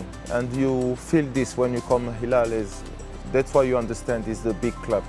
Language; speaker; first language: English; non-native, learner; French